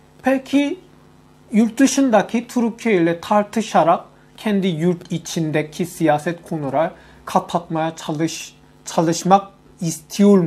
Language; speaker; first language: Turkish; non-native, learner; Korean